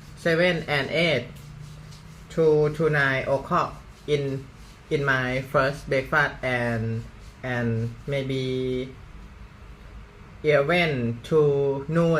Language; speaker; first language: English; non-native, learner; Thai